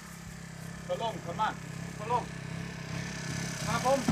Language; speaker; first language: Indonesian; non-native, learner; English